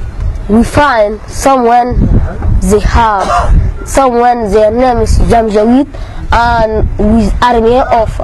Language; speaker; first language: English; non-native, learner; Arabic